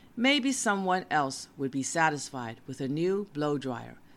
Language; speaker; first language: English; native; English